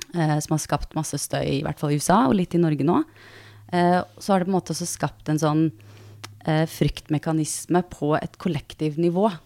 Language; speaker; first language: Norwegian; early bilingual, other home language; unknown